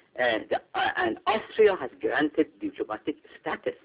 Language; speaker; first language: English; non-native, fluent; Persian